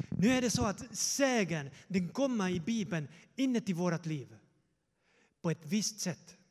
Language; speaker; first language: Swedish; non-native, fluent; Finnish